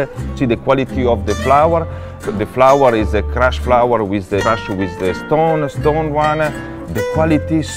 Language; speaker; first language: English; non-native, learner; Italian